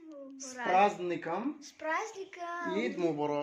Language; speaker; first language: Russian; non-native, learner; Manipuri